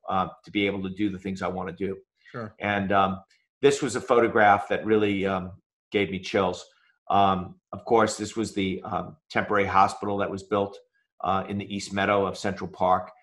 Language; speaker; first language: English; native; English